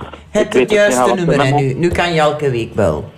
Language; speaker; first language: Dutch; native; Dutch